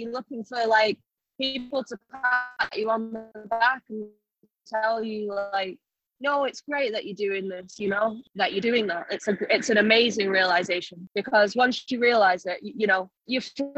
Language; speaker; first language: English; native; English